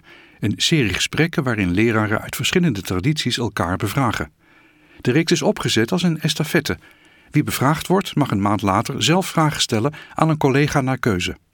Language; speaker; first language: Dutch; native; Dutch